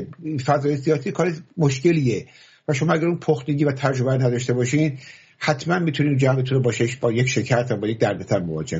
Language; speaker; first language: Persian; native; Persian